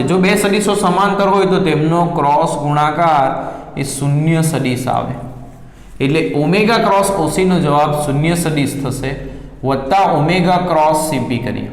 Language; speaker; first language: Gujarati; native; Gujarati